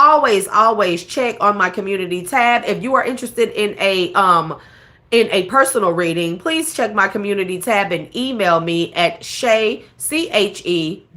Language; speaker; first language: English; native; English